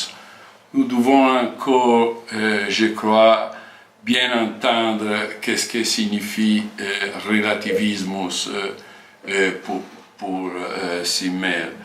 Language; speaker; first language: French; non-native, fluent; Italian